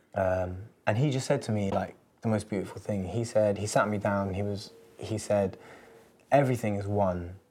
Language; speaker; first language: English; native; English